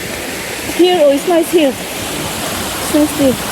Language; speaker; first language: English; non-native, learner; Filipino